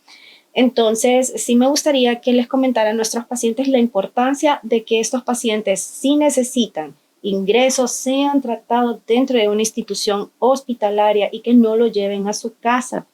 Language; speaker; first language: Spanish; native; Spanish